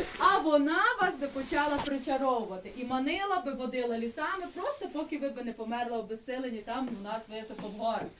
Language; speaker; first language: Ukrainian; native; Ukrainian